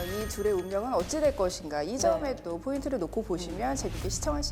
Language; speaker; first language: Korean; native; Korean